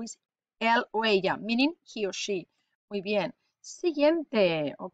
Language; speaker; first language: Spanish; non-native, fluent; English